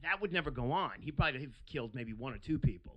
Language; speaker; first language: English; native; English